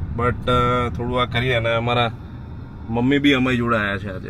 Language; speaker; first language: Gujarati; native; Gujarati